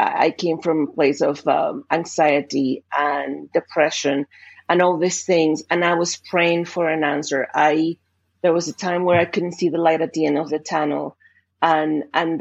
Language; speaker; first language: English; non-native, fluent; Spanish